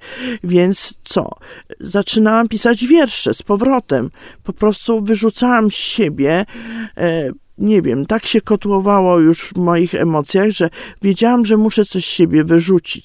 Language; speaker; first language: Polish; native; Polish